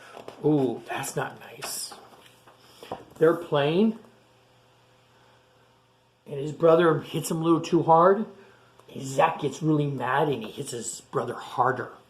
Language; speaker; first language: English; native; English